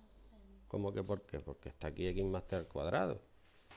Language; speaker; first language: Spanish; native; Spanish